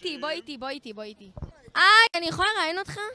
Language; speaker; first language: Hebrew; native; Hebrew